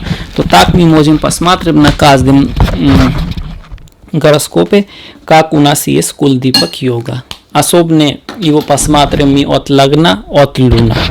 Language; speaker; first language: Russian; non-native, learner; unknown